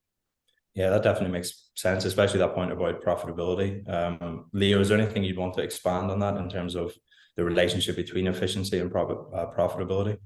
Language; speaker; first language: English; native; English